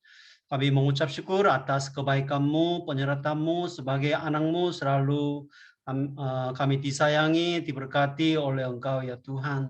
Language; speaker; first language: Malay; non-native, fluent; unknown